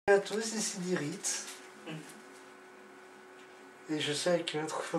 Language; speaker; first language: French; native; French